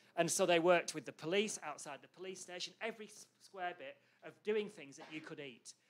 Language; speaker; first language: English; native; English